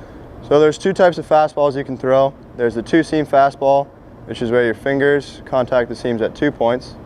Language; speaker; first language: English; native; English